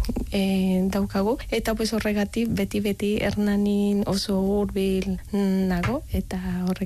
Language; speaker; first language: Basque; non-native, learner; Spanish